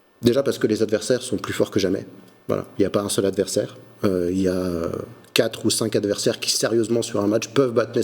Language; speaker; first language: French; native; French